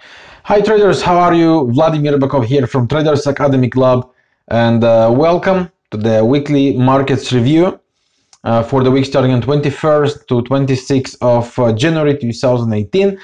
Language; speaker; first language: English; non-native, fluent; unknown